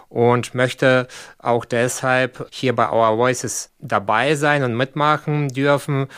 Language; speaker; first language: German; non-native, fluent; Russian